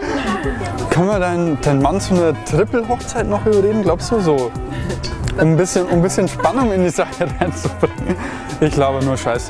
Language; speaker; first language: German; native; German